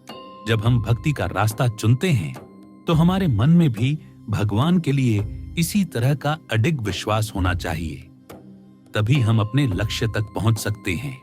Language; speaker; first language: Hindi; native; Hindi